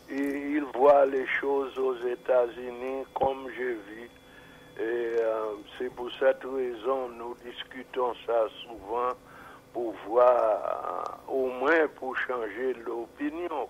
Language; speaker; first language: French; non-native, fluent; English